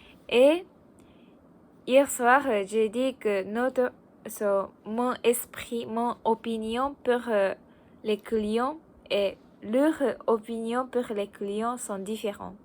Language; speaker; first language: French; non-native, learner; Japanese